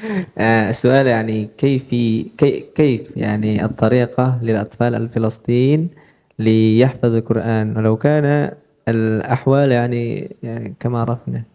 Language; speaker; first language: Arabic; non-native, learner; Indonesian